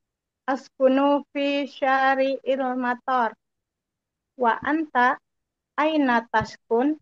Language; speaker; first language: Arabic; non-native, learner; Indonesian